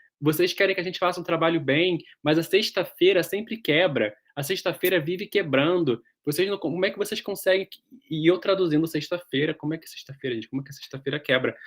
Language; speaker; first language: Portuguese; native; Portuguese